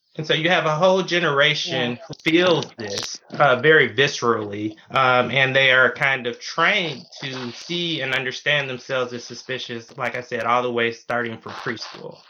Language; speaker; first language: English; native; English